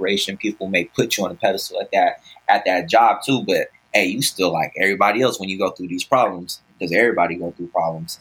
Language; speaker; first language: English; native; English